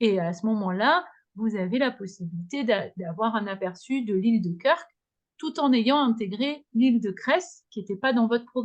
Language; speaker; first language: French; native; French